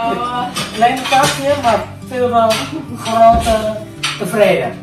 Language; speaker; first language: Dutch; non-native, learner; Vietnamese